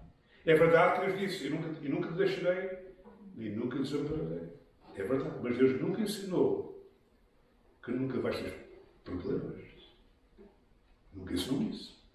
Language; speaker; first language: Portuguese; native; Portuguese